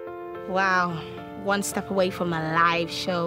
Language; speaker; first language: English; native; English